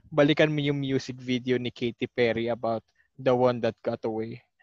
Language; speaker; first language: English; non-native, local second language; Filipino